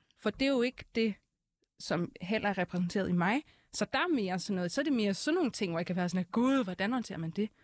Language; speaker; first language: Danish; early bilingual, other home language; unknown